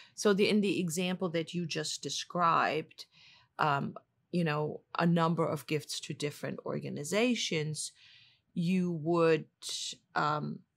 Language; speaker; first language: English; non-native, fluent; German